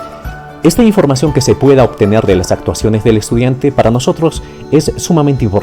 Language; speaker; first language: Spanish; native; Spanish